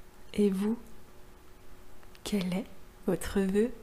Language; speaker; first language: French; native; French